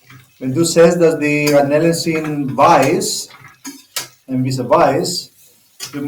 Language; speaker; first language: German; non-native, learner; Spanish